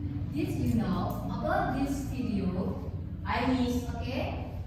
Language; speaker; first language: English; non-native, learner; Indonesian